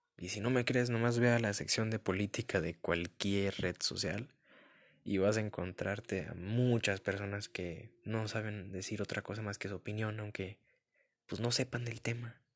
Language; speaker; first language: Spanish; early bilingual, heritage; Spanish